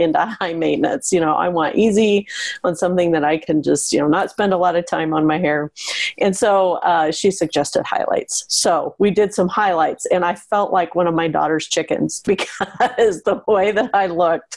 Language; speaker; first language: English; native; English